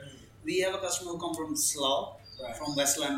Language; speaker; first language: English; non-native, local second language; Punjabi